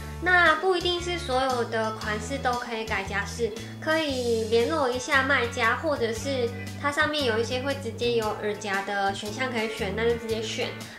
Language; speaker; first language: Chinese; native; Chinese